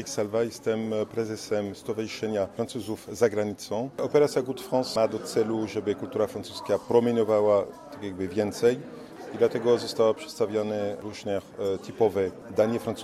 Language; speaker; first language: Polish; non-native, learner; French